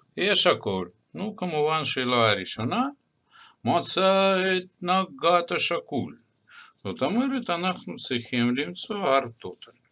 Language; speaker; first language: Hebrew; non-native, fluent; Russian